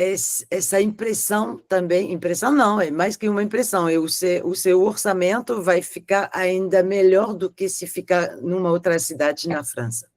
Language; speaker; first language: Portuguese; non-native, fluent; French